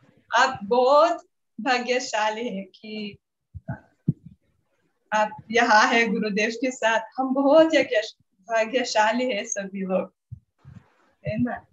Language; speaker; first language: Hindi; non-native, learner; Russian